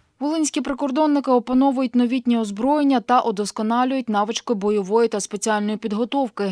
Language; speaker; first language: Ukrainian; native; Ukrainian